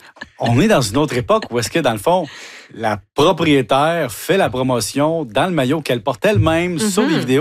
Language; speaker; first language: French; native; French